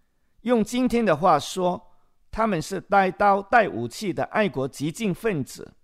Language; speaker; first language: Chinese; native; Chinese